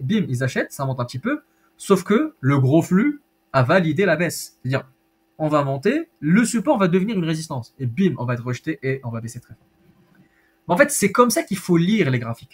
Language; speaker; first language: French; native; French